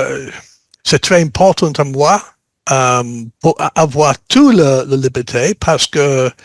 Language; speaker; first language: French; non-native, learner; English